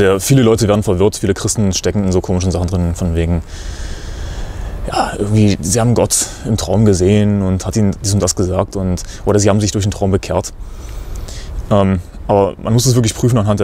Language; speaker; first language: German; native; German